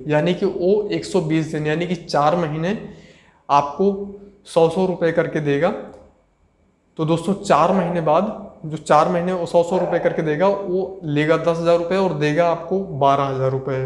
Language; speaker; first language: Hindi; native; Hindi